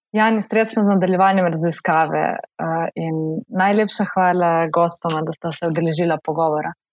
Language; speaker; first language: Slovenian; native; Slovenian